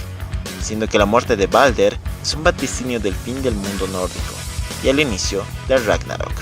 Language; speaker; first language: Spanish; native; Spanish